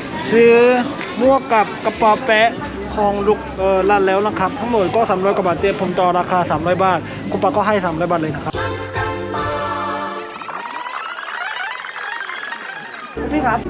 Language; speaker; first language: Thai; non-native, fluent; Korean